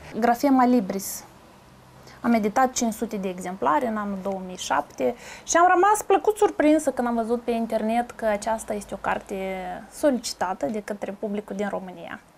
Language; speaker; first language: Romanian; native; Romanian